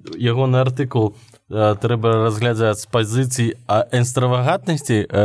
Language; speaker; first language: Belarusian; non-native, local second language; Russian